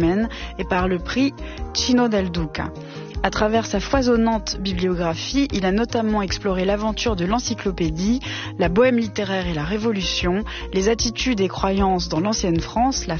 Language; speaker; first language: French; native; French